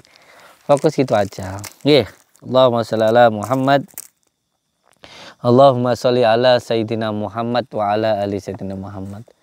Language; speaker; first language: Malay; non-native, local second language; Javanese